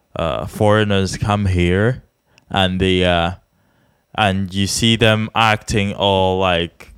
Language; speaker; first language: English; non-native, fluent; Czech